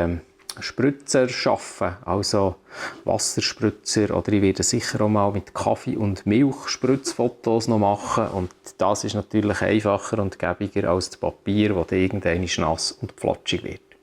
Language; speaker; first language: German; native; German